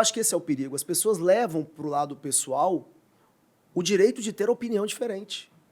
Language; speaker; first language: Portuguese; native; Portuguese